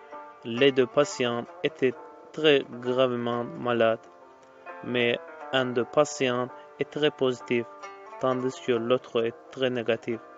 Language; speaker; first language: French; non-native, fluent; Azerbaijani